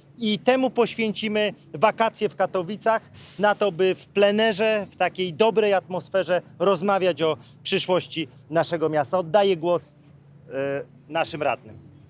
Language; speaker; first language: Polish; native; Polish